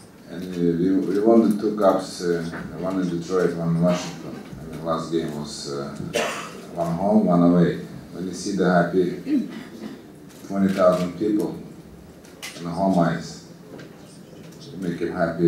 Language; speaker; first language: English; non-native, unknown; Russian